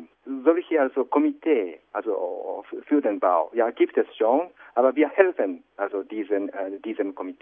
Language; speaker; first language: German; non-native, fluent; Japanese